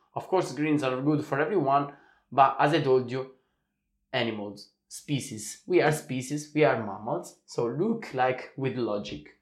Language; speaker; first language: English; non-native, fluent; Italian